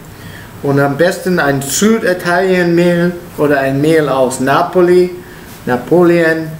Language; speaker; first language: German; non-native, learner; Italian